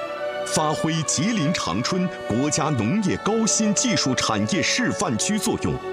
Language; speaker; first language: Chinese; native; Chinese